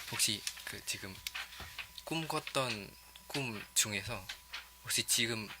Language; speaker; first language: Korean; non-native, fluent; Indonesian